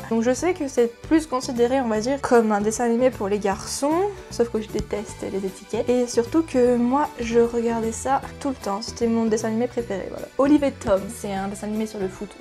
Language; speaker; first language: French; native; French